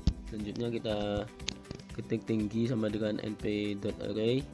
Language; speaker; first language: Indonesian; native; Indonesian